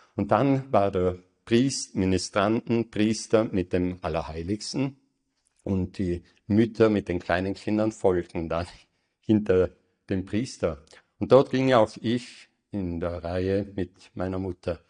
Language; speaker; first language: German; native; German